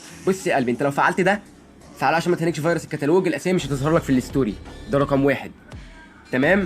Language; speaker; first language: Arabic; native; Arabic